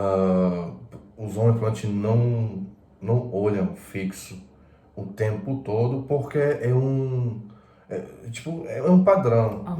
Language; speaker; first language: Portuguese; non-native, fluent; Croatian